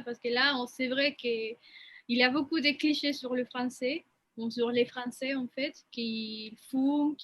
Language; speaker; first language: French; non-native, fluent; Spanish